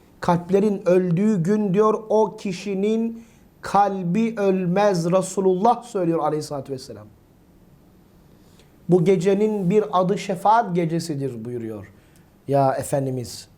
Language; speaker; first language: Turkish; native; Turkish